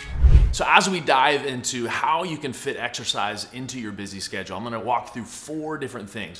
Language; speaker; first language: English; native; English